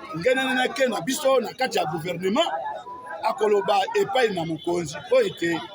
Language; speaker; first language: Lingala; native; Lingala